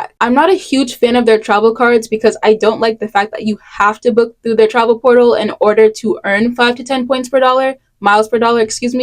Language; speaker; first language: English; native; English